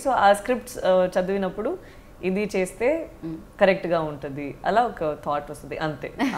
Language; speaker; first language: Telugu; non-native, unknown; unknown